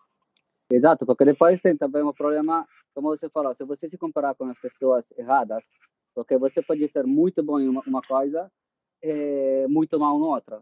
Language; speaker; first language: Portuguese; non-native, fluent; Italian